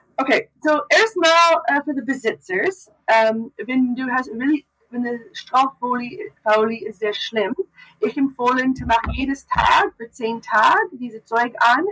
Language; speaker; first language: German; non-native, learner; English